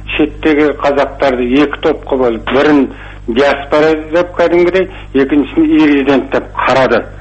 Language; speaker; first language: Kazakh; early bilingual, heritage; Kazakh